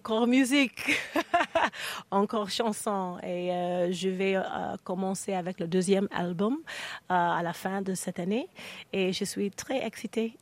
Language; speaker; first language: French; non-native, learner; English